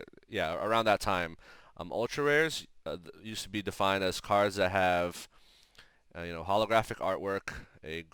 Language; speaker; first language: English; native; English